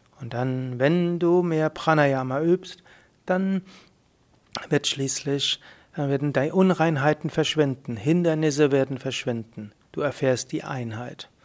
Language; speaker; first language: German; native; German